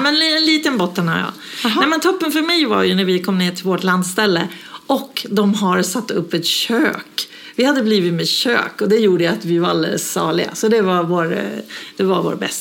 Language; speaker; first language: Swedish; native; Swedish